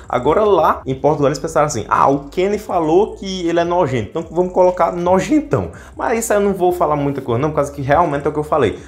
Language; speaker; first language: Portuguese; native; Portuguese